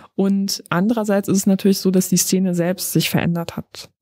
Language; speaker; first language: German; non-native, fluent; Polish